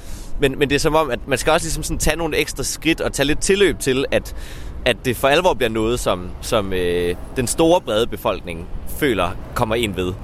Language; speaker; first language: Danish; native; Danish